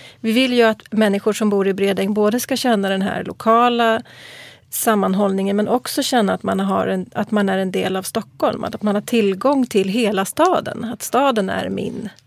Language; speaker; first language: Swedish; native; Swedish